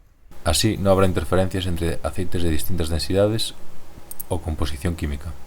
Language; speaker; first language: Spanish; native; Spanish